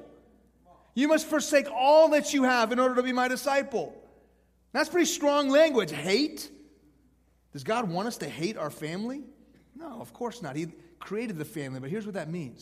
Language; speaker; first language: English; native; English